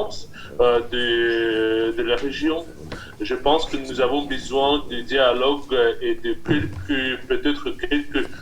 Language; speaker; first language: French; non-native, fluent; Russian